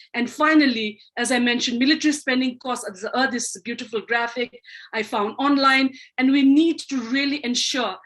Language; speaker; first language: English; non-native, local second language; Manipuri